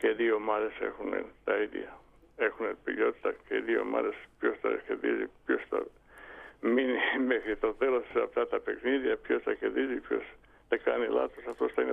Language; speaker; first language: Greek; non-native, fluent; Bosnian